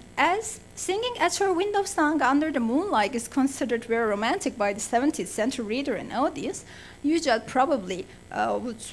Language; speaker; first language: English; non-native, fluent; Turkish